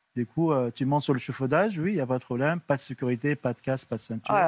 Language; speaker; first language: French; non-native, fluent; Arabic